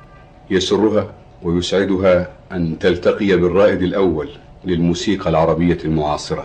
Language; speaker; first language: Arabic; native; Arabic